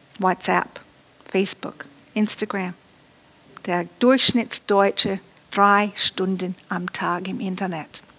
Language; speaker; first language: German; non-native, fluent; English